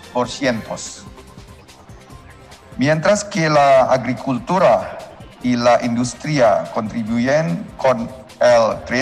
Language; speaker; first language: Spanish; non-native, learner; Indonesian